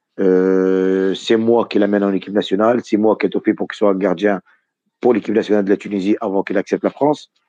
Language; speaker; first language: French; non-native, local second language; Arabic